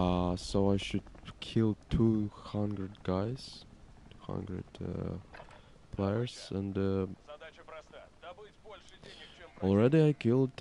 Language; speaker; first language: English; non-native, learner; Ukrainian